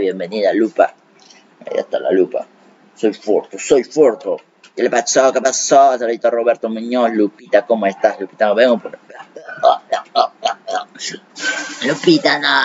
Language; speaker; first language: Spanish; native; Spanish